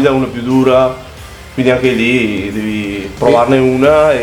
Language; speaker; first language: Italian; native; Italian